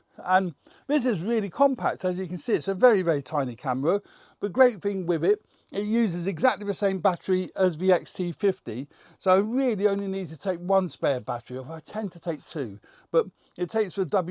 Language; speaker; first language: English; native; English